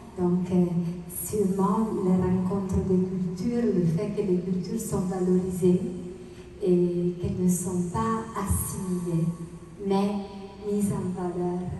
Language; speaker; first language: French; non-native, fluent; Italian